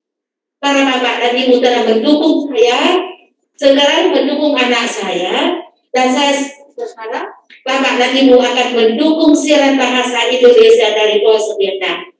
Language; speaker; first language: Indonesian; non-native, fluent; Vietnamese